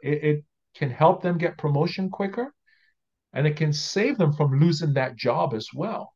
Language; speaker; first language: English; non-native, local second language; Yoruba